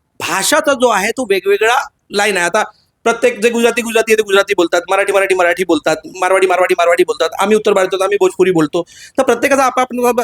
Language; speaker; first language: Marathi; non-native, local second language; Hindi